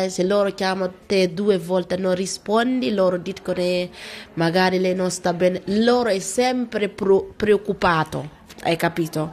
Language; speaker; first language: Italian; non-native, learner; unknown